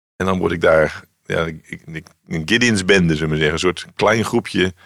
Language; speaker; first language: Dutch; native; Dutch